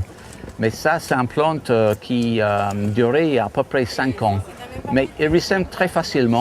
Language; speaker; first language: French; non-native, fluent; English